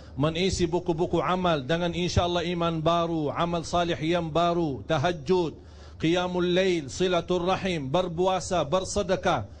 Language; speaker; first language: Indonesian; non-native, fluent; Arabic